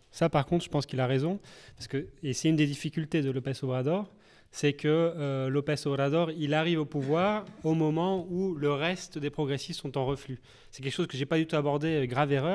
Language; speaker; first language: French; native; French